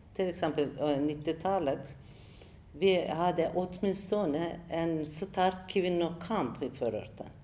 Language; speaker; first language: Swedish; non-native, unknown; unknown